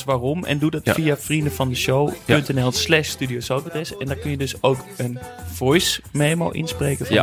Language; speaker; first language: Dutch; native; Dutch